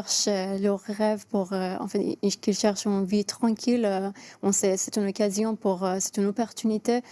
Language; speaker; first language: French; non-native, fluent; Persian